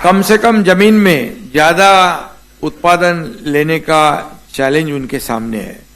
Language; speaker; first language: Hindi; non-native, local second language; Marathi